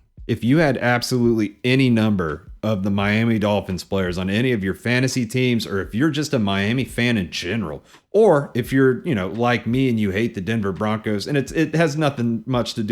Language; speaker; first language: English; native; English